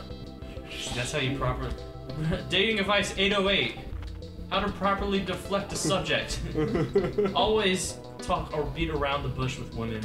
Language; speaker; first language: English; native; English